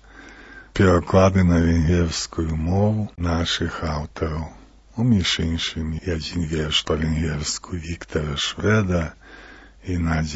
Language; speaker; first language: Belarusian; native; Belarusian